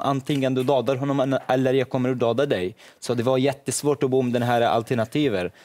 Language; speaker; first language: Swedish; non-native, learner; Arabic